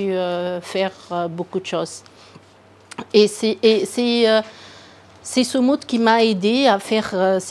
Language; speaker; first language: French; non-native, local second language; Arabic